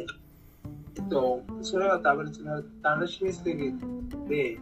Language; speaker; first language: Japanese; non-native, learner; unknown